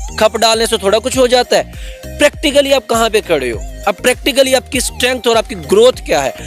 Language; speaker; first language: Urdu; non-native, local second language; Punjabi